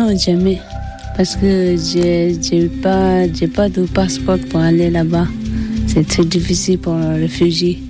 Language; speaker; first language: French; non-native, learner; Tibetan